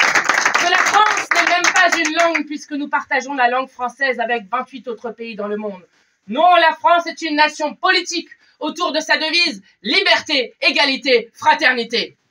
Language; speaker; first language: French; native; French